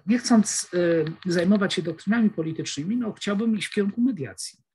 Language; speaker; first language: Polish; native; Polish